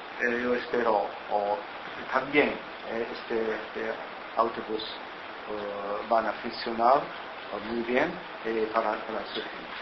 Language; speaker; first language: Spanish; non-native, learner; Japanese